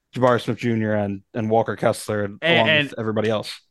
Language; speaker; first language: English; native; English